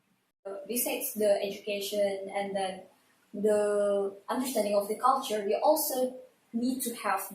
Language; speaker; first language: English; non-native, learner; Indonesian